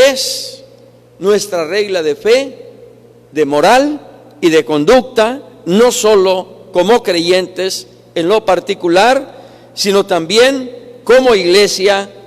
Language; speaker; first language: Spanish; native; Spanish